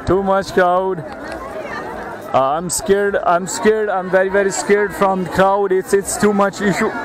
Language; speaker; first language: English; non-native, learner; Urdu